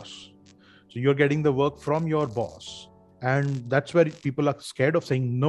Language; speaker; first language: English; non-native, local second language; Hindi